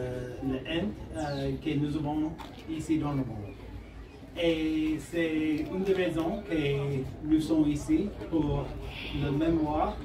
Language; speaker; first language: French; non-native, fluent; English